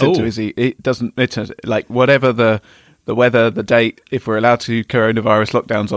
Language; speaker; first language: English; native; English